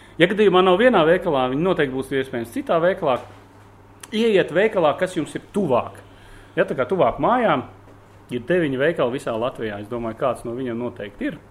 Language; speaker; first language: Latvian; native; Latvian